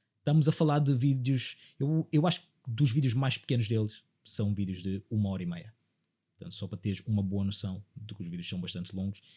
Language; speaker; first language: Portuguese; native; Portuguese